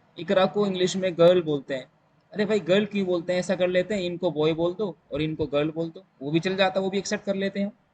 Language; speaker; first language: Urdu; native; Urdu